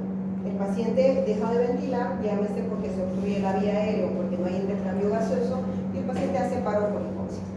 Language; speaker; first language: Spanish; native; Spanish